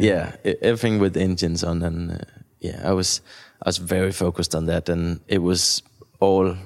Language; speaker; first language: English; non-native, fluent; Danish